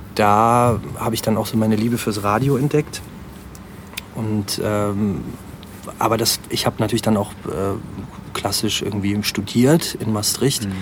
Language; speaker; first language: German; native; German